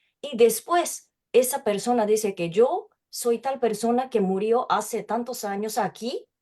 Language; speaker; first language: Spanish; non-native, fluent; Japanese